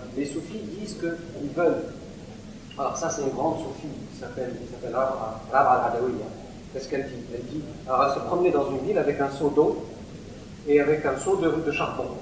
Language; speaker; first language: French; non-native, local second language; Arabic